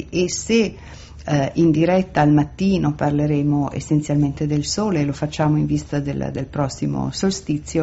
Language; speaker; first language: Italian; native; Italian